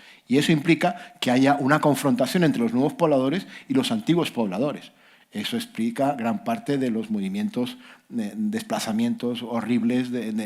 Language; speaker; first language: Spanish; native; Spanish